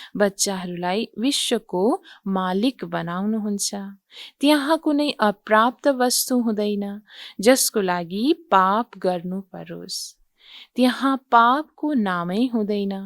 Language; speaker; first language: Nepali; native; Nepali